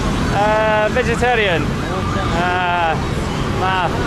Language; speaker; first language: Indonesian; non-native, learner; English